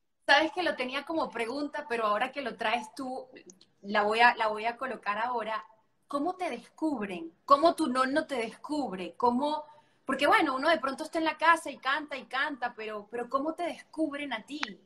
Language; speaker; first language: Spanish; native; Spanish